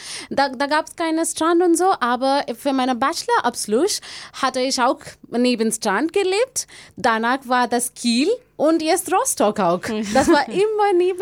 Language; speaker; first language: German; non-native, fluent; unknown